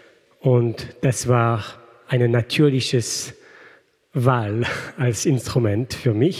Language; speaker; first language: German; non-native, fluent; French